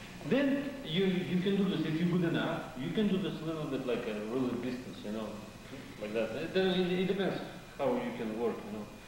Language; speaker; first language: English; non-native, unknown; Russian